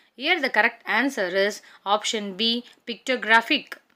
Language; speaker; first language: English; non-native, local second language; Tamil